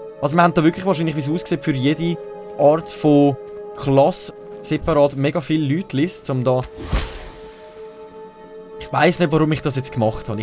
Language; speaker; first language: German; native; German